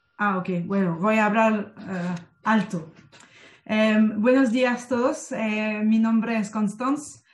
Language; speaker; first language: Spanish; non-native, fluent; French